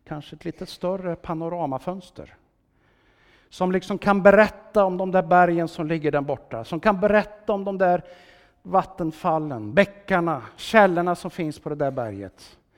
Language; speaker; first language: Swedish; native; Swedish